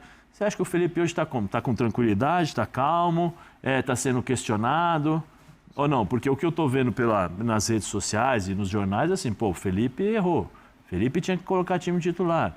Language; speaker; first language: Portuguese; native; Portuguese